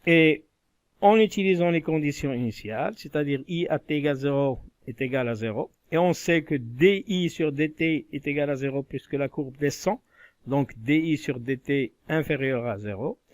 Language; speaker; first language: French; non-native, local second language; Arabic